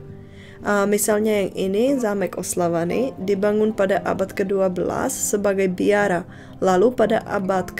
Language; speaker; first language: Indonesian; non-native, fluent; Czech